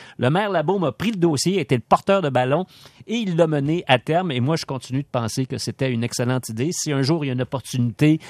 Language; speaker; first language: French; native; French